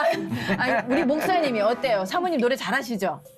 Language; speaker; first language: Korean; native; Korean